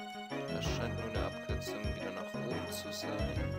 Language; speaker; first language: German; native; German